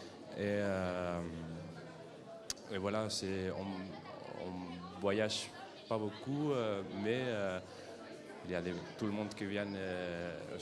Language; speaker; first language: French; non-native, fluent; Catalan